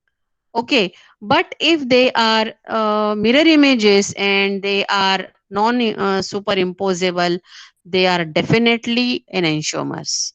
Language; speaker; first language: English; non-native, local second language; Hindi